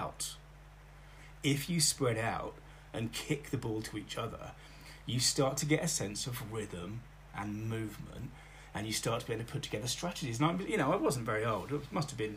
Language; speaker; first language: English; native; English